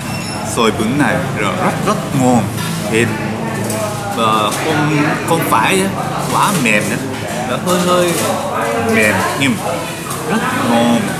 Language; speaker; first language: Vietnamese; non-native, learner; Japanese